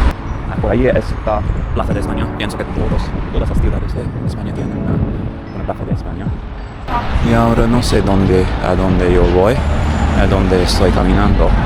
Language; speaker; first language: Spanish; non-native, learner; English